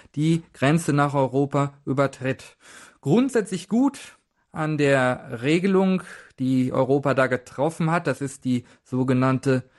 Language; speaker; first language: German; native; German